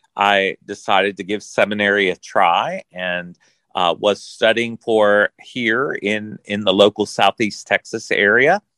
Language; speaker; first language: English; native; English